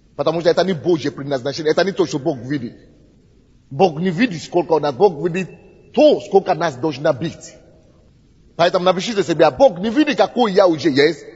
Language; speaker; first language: Russian; non-native, fluent; Yoruba